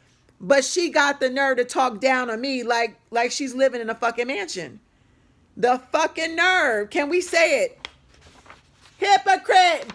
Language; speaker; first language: English; native; English